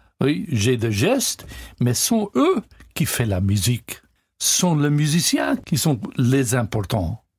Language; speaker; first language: French; non-native, learner; English